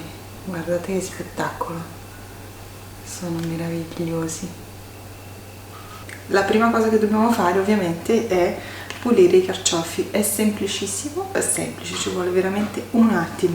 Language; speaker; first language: Italian; native; Italian